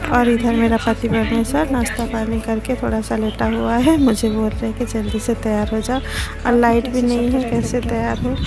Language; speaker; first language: Hindi; non-native, local second language; Bangla